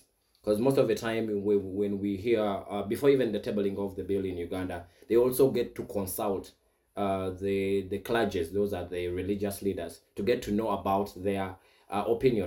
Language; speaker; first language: English; non-native, local second language; Ganda